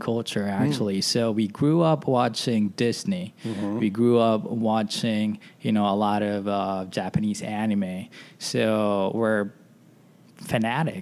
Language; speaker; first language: English; non-native, local second language; Filipino